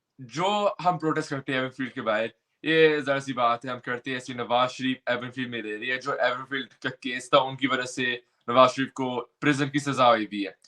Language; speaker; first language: Urdu; early bilingual, heritage; Urdu